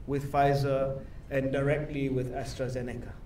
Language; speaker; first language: English; non-native, local second language; Malay